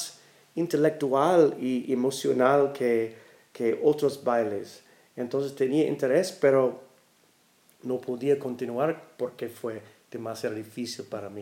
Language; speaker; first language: Spanish; non-native, learner; English